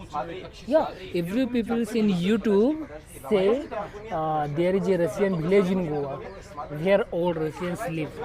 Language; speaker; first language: English; non-native, local second language; Hindi